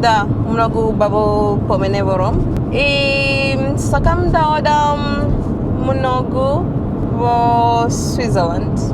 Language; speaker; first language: Macedonian; non-native, learner; English